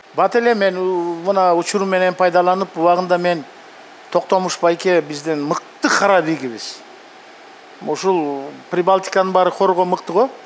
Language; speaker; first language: Kyrgyz; non-native, local second language; Russian